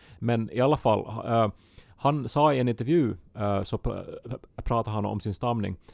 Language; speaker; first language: Swedish; native; Swedish